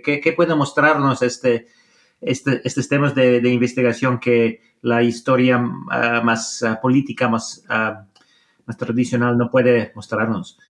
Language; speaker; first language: Spanish; non-native, fluent; English